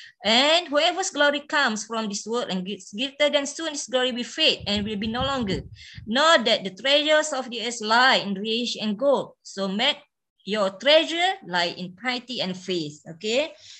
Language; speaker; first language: English; non-native, local second language; Malay